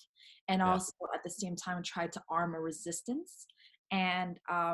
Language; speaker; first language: English; native; English